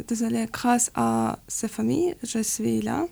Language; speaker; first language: French; non-native, learner; Ukrainian